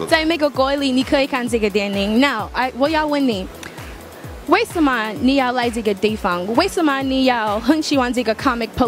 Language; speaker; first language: Chinese; non-native, learner; English